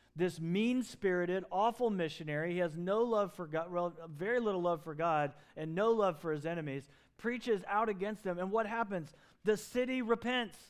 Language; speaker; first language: English; native; English